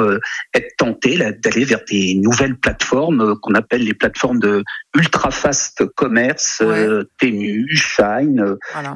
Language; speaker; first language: French; native; French